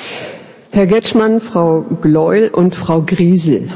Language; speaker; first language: German; native; German